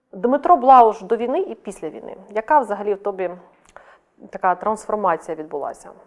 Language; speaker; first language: Ukrainian; native; Ukrainian